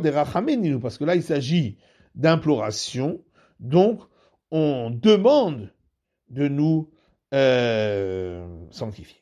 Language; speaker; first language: French; native; French